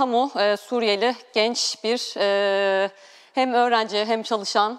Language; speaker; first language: Turkish; native; Turkish